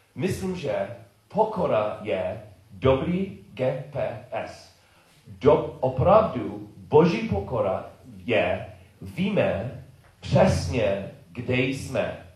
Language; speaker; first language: Czech; non-native, learner; English